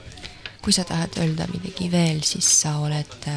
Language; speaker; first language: Estonian; non-native, learner; French